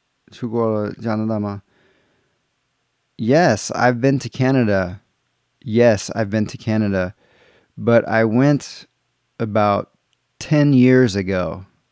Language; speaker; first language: English; native; English